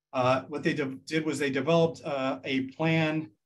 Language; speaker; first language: English; native; English